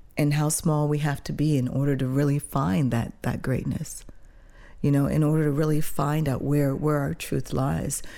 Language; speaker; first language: English; early bilingual, other home language; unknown